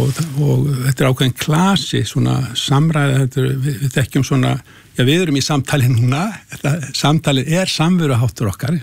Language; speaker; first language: Icelandic; native; Icelandic